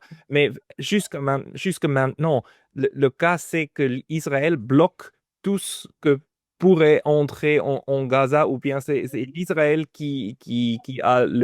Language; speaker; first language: French; non-native, fluent; German